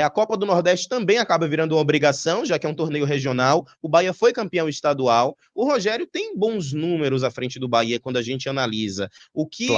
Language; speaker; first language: Portuguese; native; Portuguese